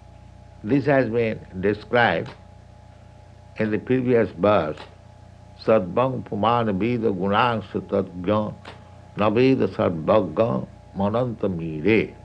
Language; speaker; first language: English; non-native, local second language; Bangla